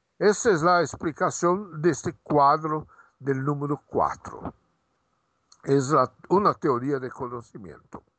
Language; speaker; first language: Spanish; non-native, fluent; Portuguese